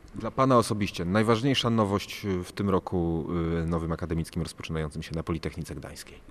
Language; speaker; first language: Polish; native; Polish